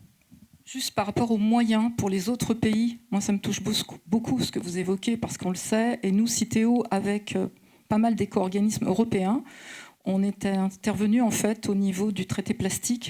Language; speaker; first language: French; native; French